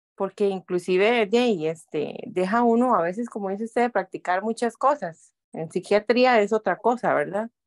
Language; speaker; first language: Spanish; native; Spanish